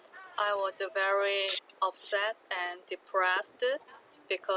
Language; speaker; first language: English; non-native, learner; Korean